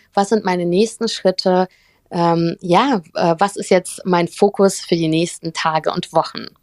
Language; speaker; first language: German; early bilingual, other home language; Russian